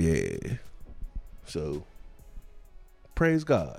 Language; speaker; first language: English; native; English